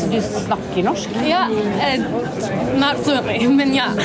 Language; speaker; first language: Norwegian; non-native, learner; English